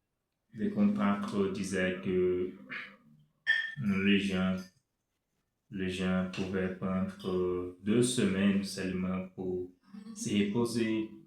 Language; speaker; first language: French; non-native, fluent; Portuguese